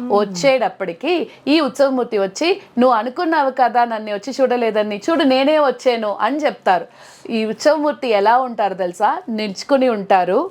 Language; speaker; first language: Telugu; non-native, local second language; Tamil